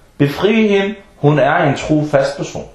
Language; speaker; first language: Danish; non-native, fluent; Arabic